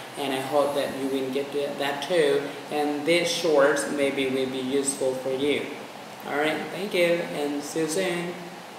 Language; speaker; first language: English; non-native, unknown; Vietnamese